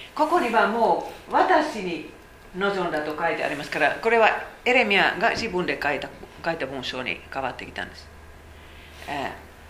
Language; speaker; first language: Japanese; non-native, fluent; Finnish